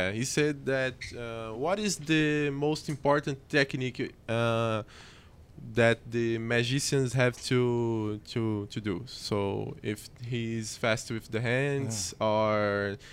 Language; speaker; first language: English; non-native, fluent; Portuguese